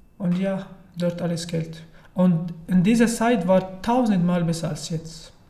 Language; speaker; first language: German; non-native, learner; Arabic